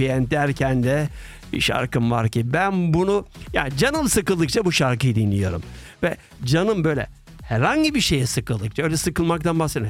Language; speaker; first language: Turkish; native; Turkish